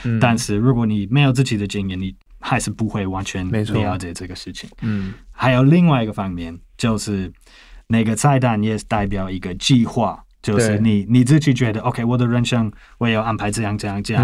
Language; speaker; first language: Chinese; non-native, fluent; English